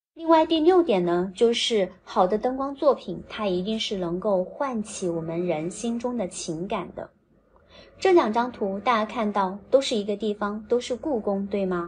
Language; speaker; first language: Chinese; native; Chinese